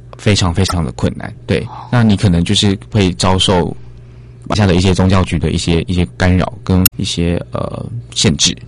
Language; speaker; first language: Chinese; native; Chinese